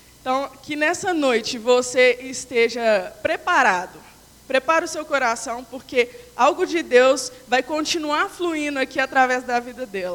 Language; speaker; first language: Portuguese; native; Portuguese